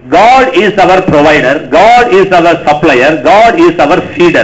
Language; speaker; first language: English; non-native, local second language; Tamil